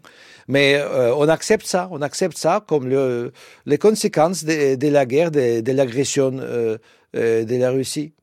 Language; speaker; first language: French; non-native, fluent; Russian